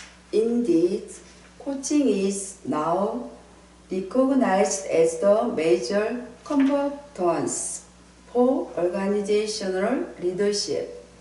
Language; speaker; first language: English; non-native, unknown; Korean